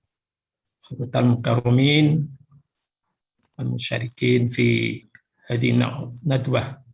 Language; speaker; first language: Arabic; non-native, fluent; Indonesian